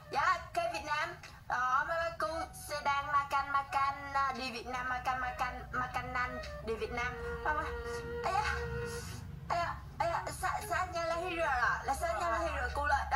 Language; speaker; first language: Indonesian; non-native, learner; Vietnamese